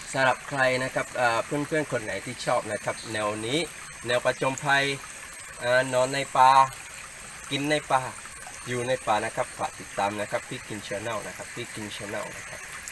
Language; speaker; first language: Thai; non-native, local second language; Pattani Malay